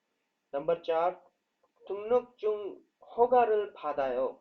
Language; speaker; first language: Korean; non-native, fluent; Urdu